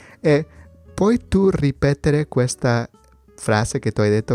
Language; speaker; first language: Italian; non-native, learner; Spanish